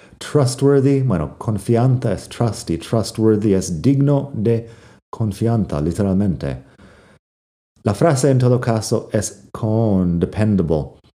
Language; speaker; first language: Spanish; non-native, fluent; English